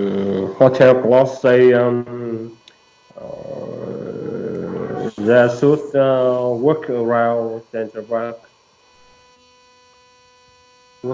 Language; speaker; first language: English; non-native, learner; Vietnamese